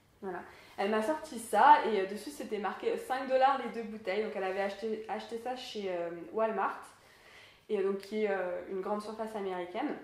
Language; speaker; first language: French; native; French